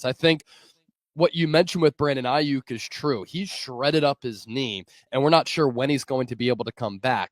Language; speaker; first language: English; native; English